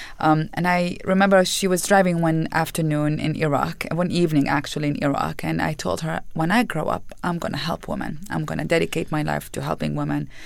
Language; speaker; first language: English; non-native, fluent; Arabic